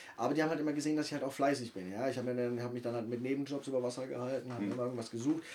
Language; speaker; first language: German; native; German